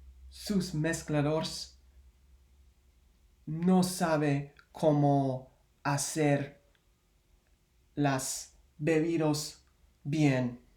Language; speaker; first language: Spanish; non-native, learner; English